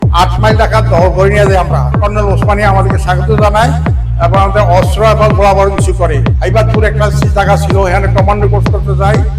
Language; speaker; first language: Bangla; native; Bangla